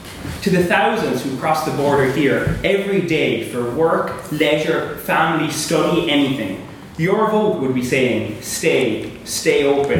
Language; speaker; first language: English; native; English